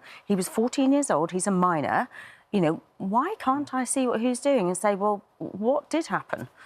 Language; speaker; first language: English; native; English